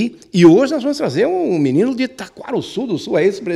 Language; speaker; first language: Portuguese; native; Portuguese